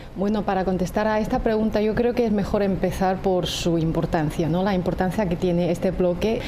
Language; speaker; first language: Spanish; non-native, fluent; Chinese